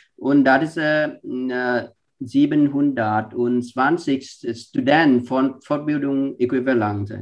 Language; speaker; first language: German; non-native, learner; Vietnamese